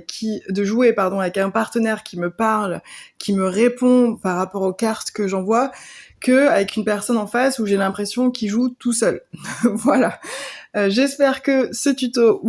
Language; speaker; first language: French; native; French